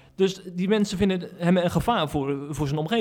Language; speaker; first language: Dutch; native; Dutch